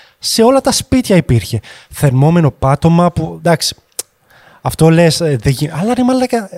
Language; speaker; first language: Greek; early bilingual, heritage; Greek